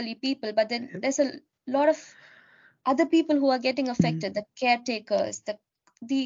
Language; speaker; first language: English; non-native, local second language; Malayalam